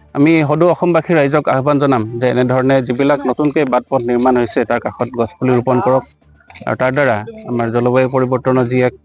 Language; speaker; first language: Assamese; native; Assamese